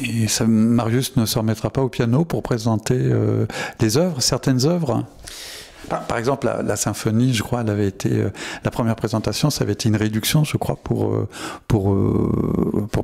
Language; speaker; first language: French; native; French